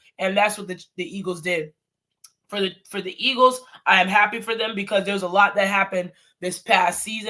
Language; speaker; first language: English; native; English